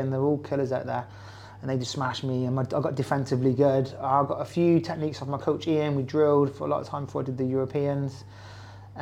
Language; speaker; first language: English; native; English